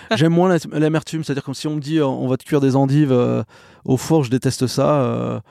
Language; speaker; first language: French; native; French